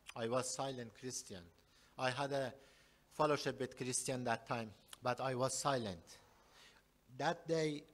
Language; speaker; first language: English; non-native, learner; Persian